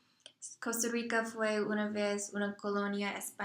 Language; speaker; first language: Spanish; non-native, learner; English